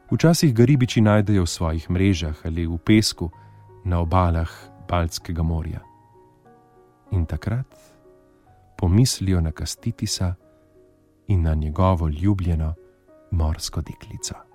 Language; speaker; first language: Slovenian; native; Slovenian